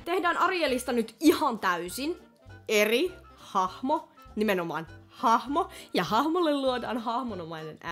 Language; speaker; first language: Finnish; native; Finnish